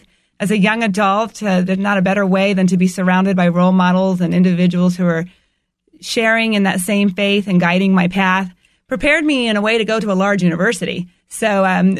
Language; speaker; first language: English; native; English